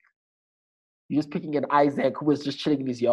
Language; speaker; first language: English; non-native, local second language; Xhosa